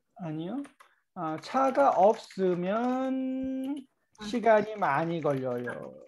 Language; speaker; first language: Korean; native; Korean